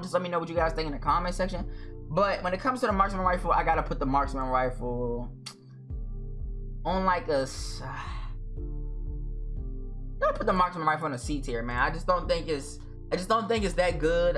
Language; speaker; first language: English; native; English